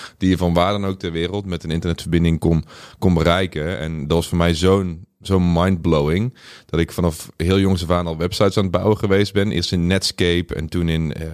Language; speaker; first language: Dutch; native; Dutch